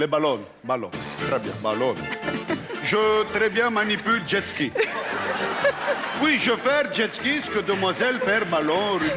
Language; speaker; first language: French; native; French